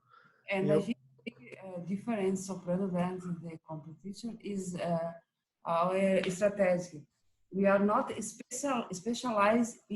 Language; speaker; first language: English; non-native, learner; Portuguese